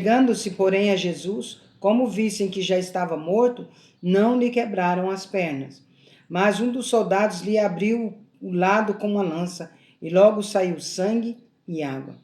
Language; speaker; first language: Portuguese; native; Portuguese